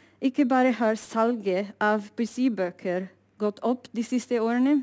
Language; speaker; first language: Norwegian; non-native, fluent; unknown